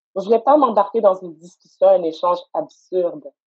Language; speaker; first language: French; native; French